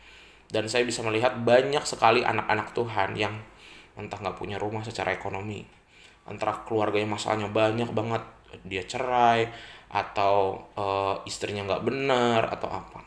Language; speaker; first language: Indonesian; native; Indonesian